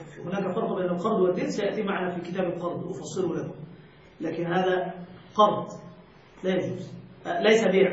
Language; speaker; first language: Arabic; native; Arabic